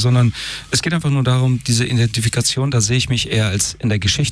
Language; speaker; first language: German; early bilingual, other home language; Persian